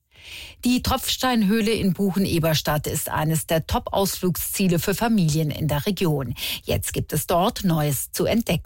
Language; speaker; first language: German; native; German